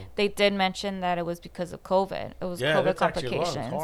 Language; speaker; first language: English; native; English